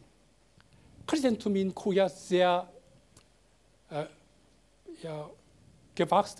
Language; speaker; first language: German; non-native, learner; Korean